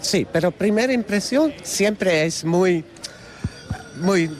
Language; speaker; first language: Spanish; non-native, learner; Dutch